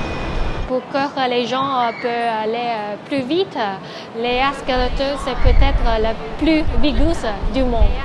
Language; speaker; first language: French; non-native, learner; Cantonese